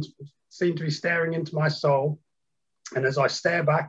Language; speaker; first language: English; native; English